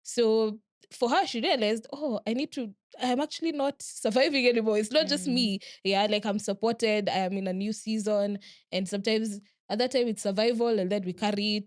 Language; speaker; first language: English; non-native, local second language; Swahili